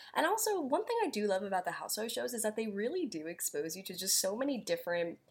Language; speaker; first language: English; native; English